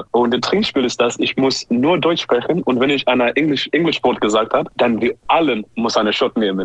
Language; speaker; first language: German; non-native, learner; English